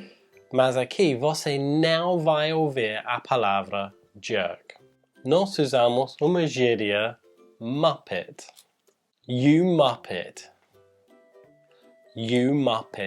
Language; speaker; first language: Portuguese; non-native, fluent; English